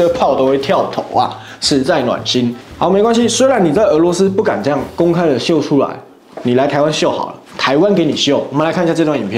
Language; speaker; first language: Chinese; native; Chinese